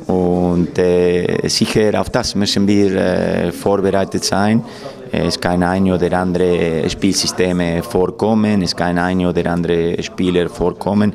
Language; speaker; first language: German; non-native, fluent; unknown